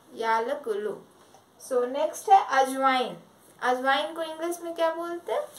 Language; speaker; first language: Hindi; non-native, local second language; Telugu